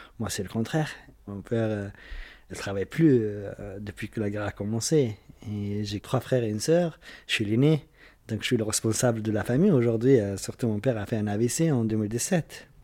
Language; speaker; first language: French; non-native, fluent; Arabic